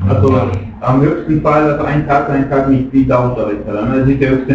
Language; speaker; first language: German; non-native, learner; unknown